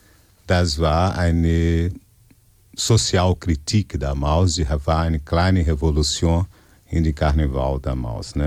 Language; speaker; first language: German; non-native, fluent; Portuguese